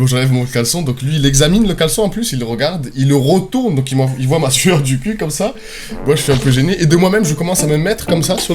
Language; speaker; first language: French; native; French